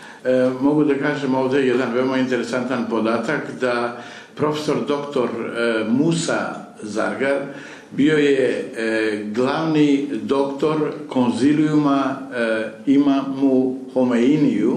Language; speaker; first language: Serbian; non-native, fluent; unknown